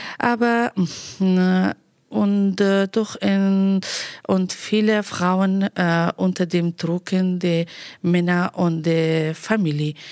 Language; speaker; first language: German; non-native, learner; Persian